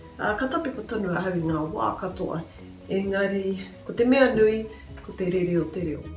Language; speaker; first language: Māori; non-native, local second language; English